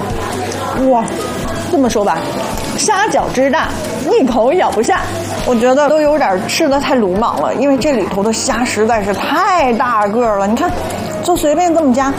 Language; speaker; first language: Chinese; native; Chinese